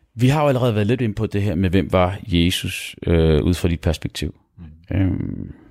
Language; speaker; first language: Danish; early bilingual, other home language; Arabic